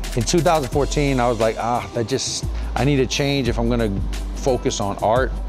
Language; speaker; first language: English; native; English